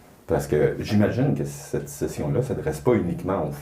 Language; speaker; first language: French; native; French